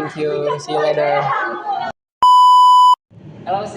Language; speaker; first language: English; non-native, learner; Indonesian